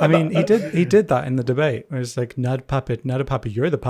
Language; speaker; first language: English; native; English